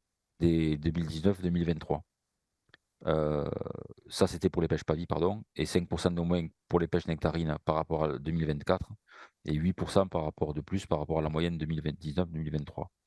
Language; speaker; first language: French; native; French